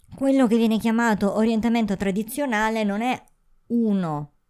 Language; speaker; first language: Italian; native; Italian